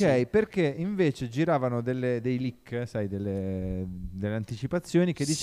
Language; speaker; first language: Italian; native; Italian